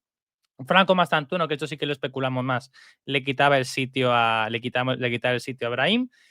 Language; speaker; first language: Spanish; native; Spanish